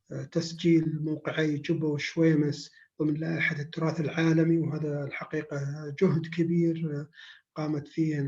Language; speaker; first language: Arabic; native; Arabic